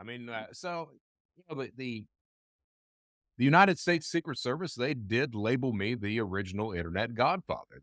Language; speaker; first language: English; native; English